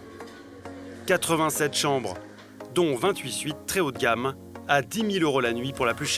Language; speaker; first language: French; native; French